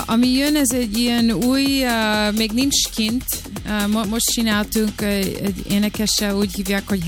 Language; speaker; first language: Hungarian; early bilingual, heritage; Hungarian